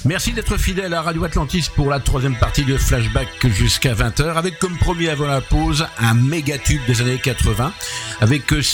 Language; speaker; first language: French; native; French